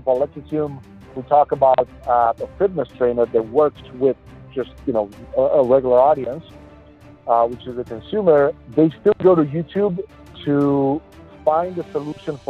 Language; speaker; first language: English; non-native, fluent; Romanian